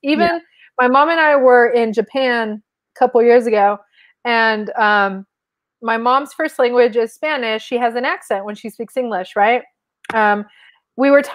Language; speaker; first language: English; non-native, fluent; Spanish